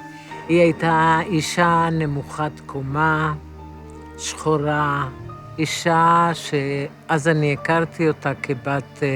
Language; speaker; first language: Hebrew; early bilingual, other home language; Romany